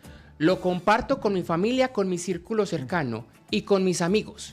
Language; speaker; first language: Spanish; native; Spanish